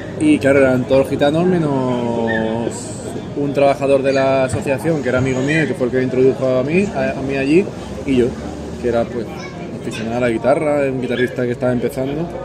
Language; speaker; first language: Spanish; non-native, local second language; Catalan